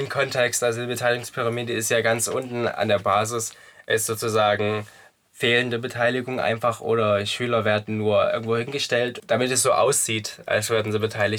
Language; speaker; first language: German; native; German